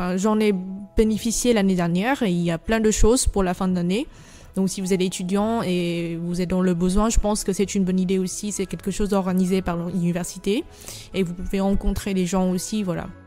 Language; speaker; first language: French; non-native, fluent; Vietnamese